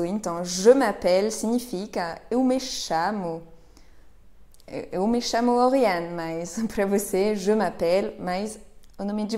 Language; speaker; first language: Portuguese; non-native, fluent; French